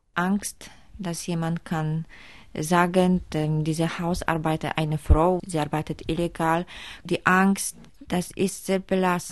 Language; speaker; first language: German; non-native, learner; Polish